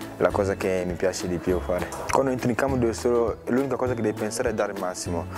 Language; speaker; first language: Italian; early bilingual, other home language; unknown